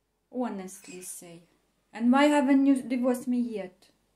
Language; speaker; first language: English; non-native, fluent; Russian